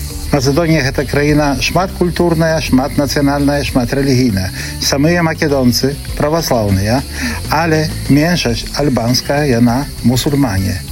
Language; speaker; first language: Polish; non-native, local second language; Belarusian